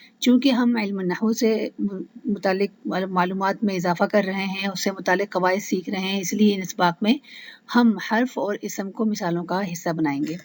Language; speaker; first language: Urdu; native; Urdu